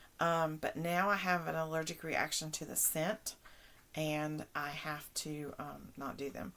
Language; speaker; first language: English; native; English